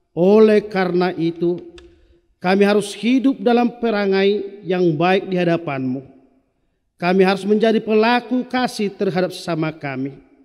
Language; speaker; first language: Indonesian; non-native, local second language; Batak Toba